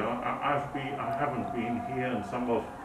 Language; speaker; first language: English; non-native, fluent; German